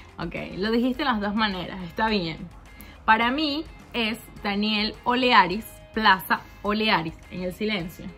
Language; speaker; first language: Spanish; native; Spanish